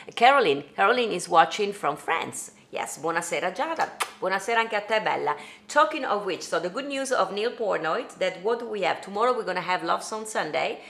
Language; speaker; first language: English; non-native, fluent; Italian